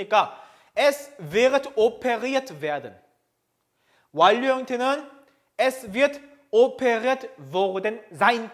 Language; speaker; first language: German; non-native, fluent; Korean